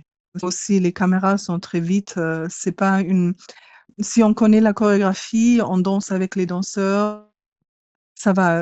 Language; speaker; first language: French; non-native, learner; English